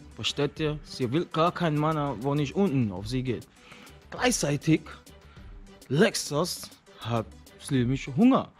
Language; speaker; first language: German; non-native, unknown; English